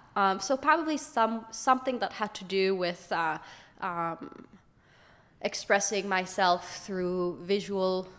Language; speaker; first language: English; early bilingual, other home language; Hebrew